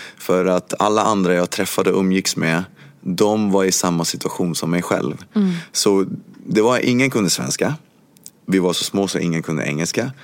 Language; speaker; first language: Swedish; early bilingual, other home language; Spanish